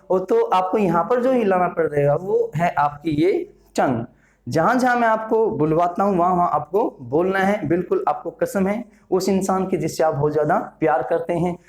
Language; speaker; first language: Hindi; native; Hindi